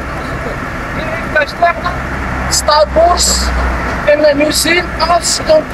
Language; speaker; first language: German; non-native, learner; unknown